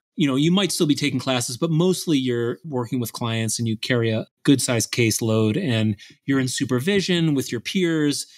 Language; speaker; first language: English; native; English